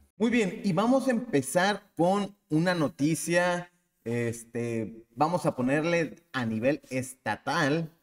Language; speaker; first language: Spanish; native; Spanish